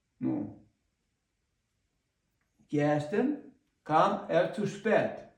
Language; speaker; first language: German; non-native, learner; Ukrainian